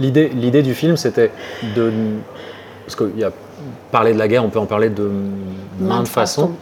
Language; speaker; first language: French; native; French